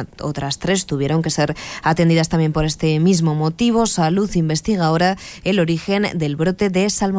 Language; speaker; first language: Spanish; native; Spanish